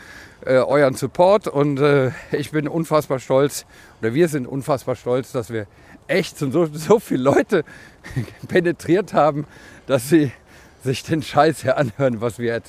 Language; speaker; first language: German; native; German